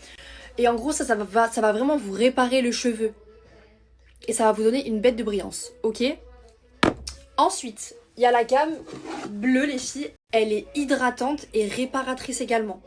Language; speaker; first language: French; native; French